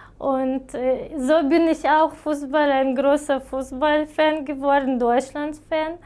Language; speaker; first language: German; non-native, fluent; Romanian